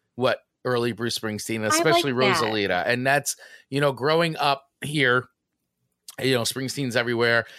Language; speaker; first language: English; native; English